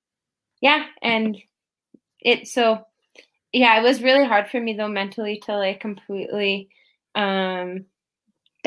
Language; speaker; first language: English; native; English